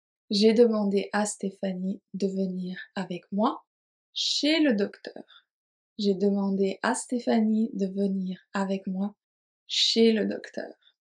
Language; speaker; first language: French; native; French